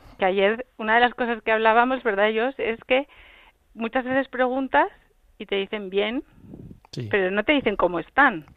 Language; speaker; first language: Spanish; native; Spanish